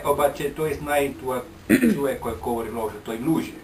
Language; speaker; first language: Bulgarian; non-native, learner; Finnish